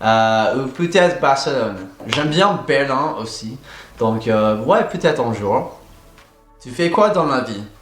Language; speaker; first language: French; non-native, fluent; English